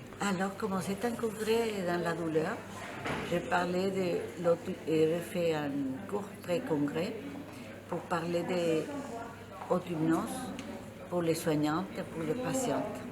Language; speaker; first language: French; non-native, fluent; Spanish